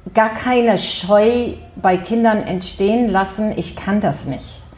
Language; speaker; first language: German; early bilingual, heritage; German